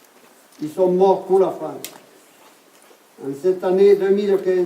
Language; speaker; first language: French; native; French